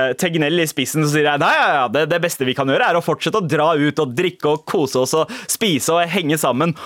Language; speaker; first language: Norwegian; early bilingual, other home language; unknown